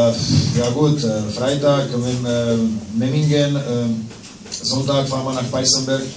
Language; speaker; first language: German; non-native, fluent; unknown